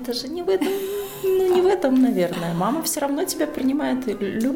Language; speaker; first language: Russian; native; Russian